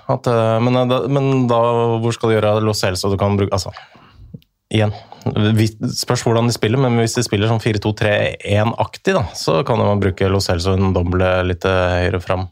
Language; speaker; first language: Norwegian; native; Norwegian